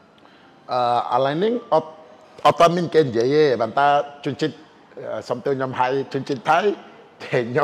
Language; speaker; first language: Khmer; non-native, fluent; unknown